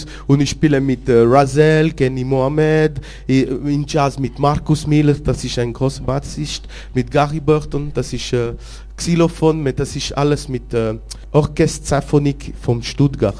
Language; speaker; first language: German; non-native, local second language; French